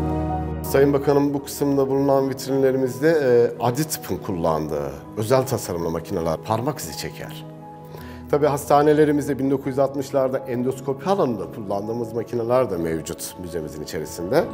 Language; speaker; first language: Turkish; native; Turkish